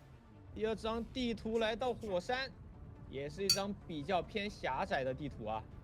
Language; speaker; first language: Chinese; native; Chinese